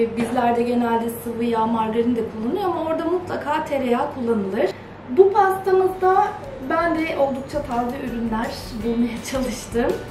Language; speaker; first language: Turkish; early bilingual, heritage; Turkish